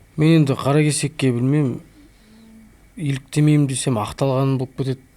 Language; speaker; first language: Kazakh; native; Kazakh